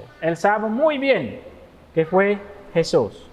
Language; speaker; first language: Spanish; non-native, fluent; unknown